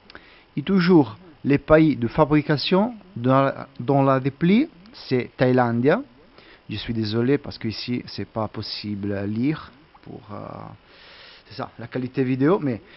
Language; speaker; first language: French; non-native, learner; Italian